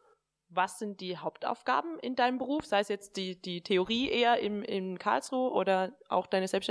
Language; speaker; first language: German; native; German